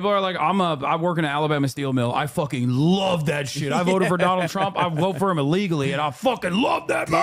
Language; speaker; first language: English; native; English